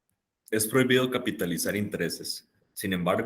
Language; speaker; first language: Spanish; native; Spanish